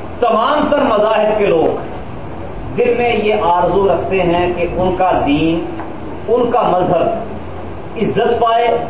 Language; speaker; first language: Urdu; non-native, local second language; Punjabi